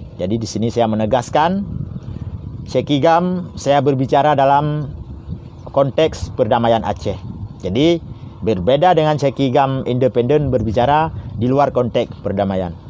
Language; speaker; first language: Indonesian; non-native, local second language; Achinese